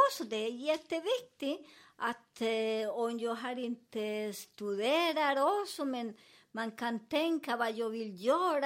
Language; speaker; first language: Swedish; non-native, learner; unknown